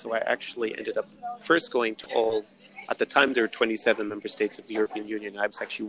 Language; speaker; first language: English; native; English